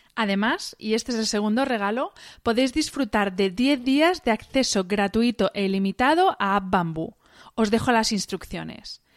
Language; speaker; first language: Spanish; native; Spanish